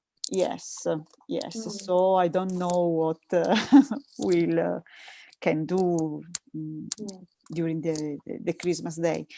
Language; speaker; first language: English; non-native, learner; Italian